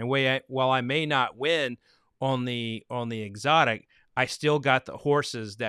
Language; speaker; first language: English; native; English